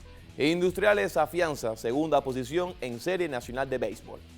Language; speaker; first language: Spanish; native; Spanish